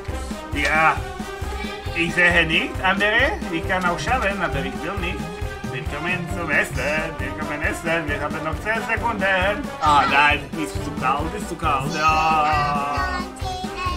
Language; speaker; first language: German; non-native, learner; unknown